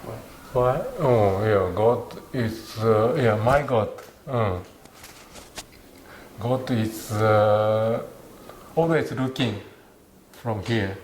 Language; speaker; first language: English; non-native, learner; Japanese